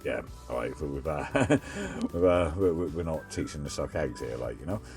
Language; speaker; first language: English; native; English